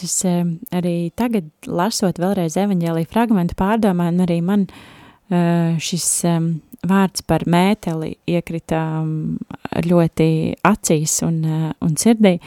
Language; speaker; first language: Latvian; native; Latvian